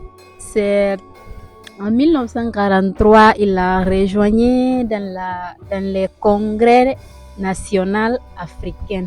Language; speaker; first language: French; non-native, learner; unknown